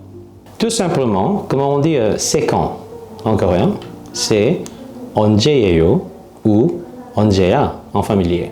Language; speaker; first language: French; non-native, fluent; Korean